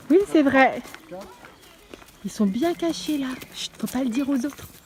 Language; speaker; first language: French; native; French